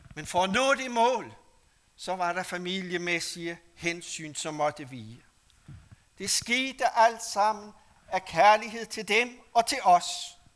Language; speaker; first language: Danish; native; Danish